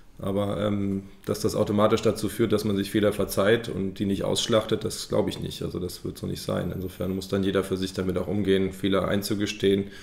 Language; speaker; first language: German; native; German